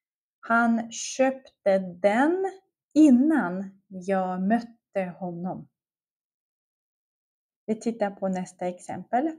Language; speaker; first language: Swedish; non-native, fluent; Russian